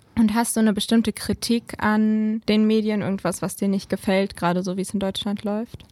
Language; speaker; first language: German; native; German